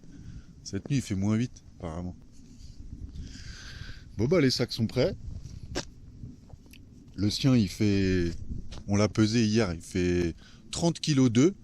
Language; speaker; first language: French; native; French